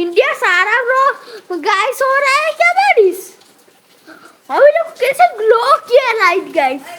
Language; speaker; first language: Hindi; non-native, local second language; Odia